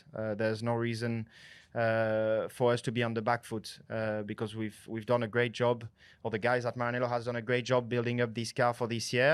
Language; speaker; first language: English; non-native, fluent; French